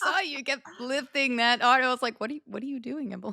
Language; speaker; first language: English; native; English